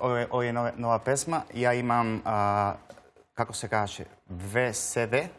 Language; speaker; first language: Serbian; non-native, learner; Spanish